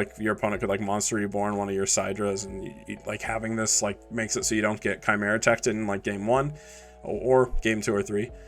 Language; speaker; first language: English; native; English